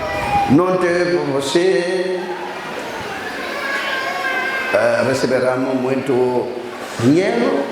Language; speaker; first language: Portuguese; non-native, learner; Lingala